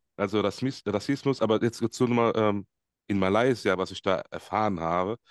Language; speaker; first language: German; early bilingual, other home language; Croatian